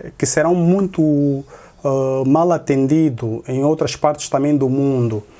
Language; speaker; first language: Portuguese; native; Portuguese